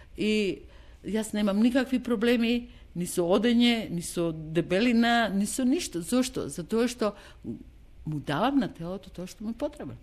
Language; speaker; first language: Macedonian; native; Macedonian